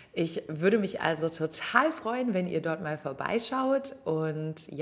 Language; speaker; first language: German; native; German